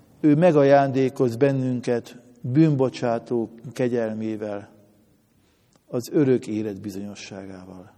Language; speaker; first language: Hungarian; native; Hungarian